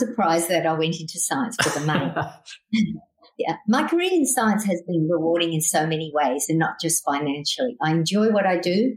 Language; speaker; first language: English; native; English